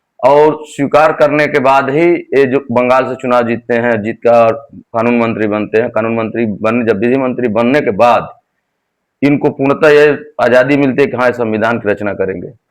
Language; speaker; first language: Hindi; native; Hindi